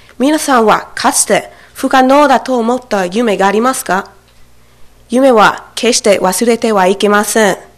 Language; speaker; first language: Japanese; non-native, learner; English